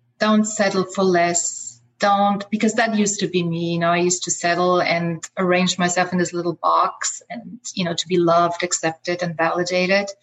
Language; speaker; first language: English; non-native, fluent; German